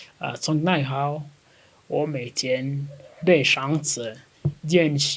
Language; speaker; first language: Chinese; non-native, fluent; Kinyarwanda